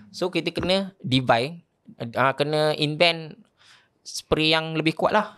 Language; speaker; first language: Malay; native; Malay